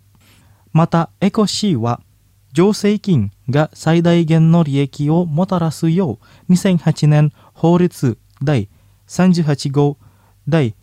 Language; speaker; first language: Japanese; non-native, fluent; Indonesian